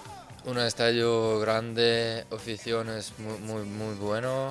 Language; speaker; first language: Spanish; non-native, learner; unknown